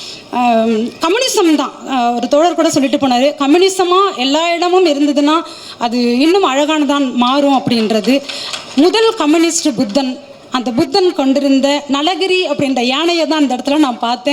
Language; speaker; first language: Tamil; native; Tamil